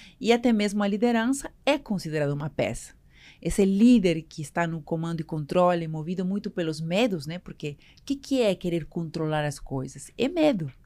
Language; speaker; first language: Portuguese; non-native, fluent; Spanish